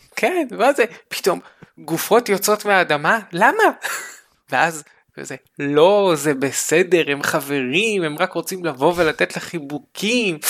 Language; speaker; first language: Hebrew; native; Hebrew